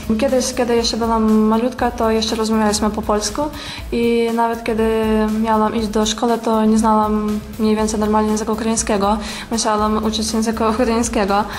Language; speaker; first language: Polish; early bilingual, heritage; Polish